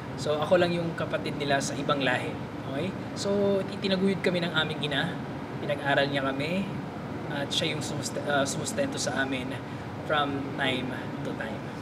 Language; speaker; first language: Filipino; native; Filipino